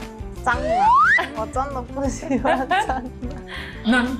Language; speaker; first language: Chinese; non-native, learner; Korean